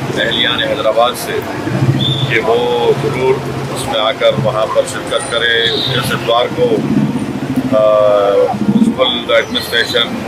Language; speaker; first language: Urdu; native; Urdu